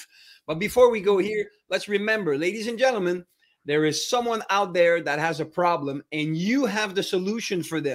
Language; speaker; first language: English; non-native, fluent; French